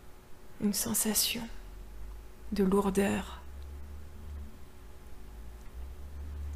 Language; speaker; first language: French; native; French